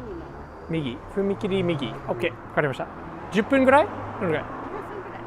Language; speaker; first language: Japanese; non-native, learner; English